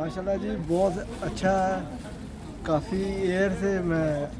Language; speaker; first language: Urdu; non-native, local second language; Punjabi